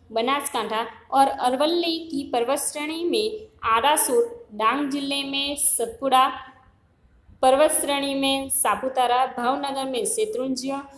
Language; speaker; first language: Hindi; non-native, local second language; Gujarati